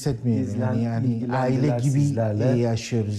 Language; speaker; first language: Turkish; non-native, learner; Arabic